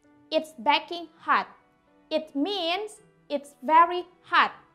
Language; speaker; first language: English; non-native, fluent; Indonesian